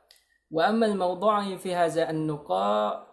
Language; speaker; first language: Arabic; non-native, learner; Malay